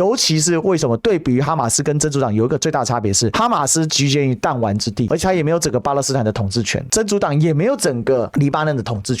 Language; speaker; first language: Chinese; native; Chinese